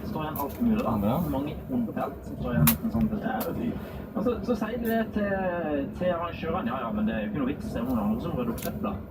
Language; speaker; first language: Norwegian; native; Norwegian